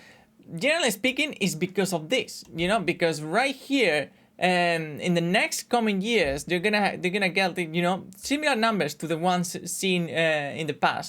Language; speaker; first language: English; non-native, fluent; Spanish